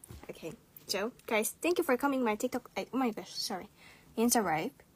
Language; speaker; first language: English; non-native, learner; Korean